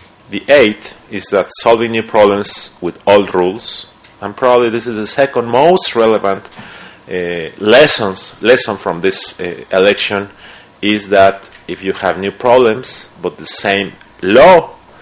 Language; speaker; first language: English; non-native, fluent; Spanish